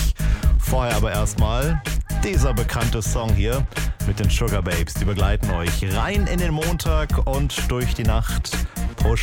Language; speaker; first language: German; native; German